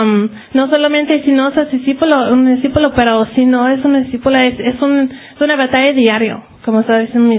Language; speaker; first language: Spanish; early bilingual, heritage; Spanish